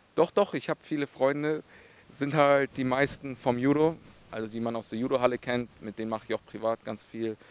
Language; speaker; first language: German; early bilingual, other home language; Russian